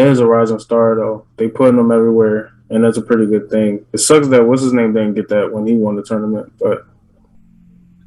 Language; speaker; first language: English; native; English